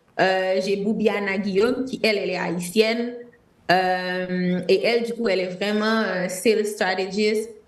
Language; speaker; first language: French; non-native, local second language; Haitian Creole